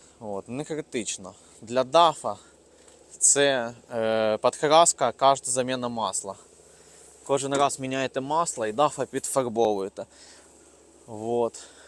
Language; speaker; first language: Ukrainian; non-native, local second language; Russian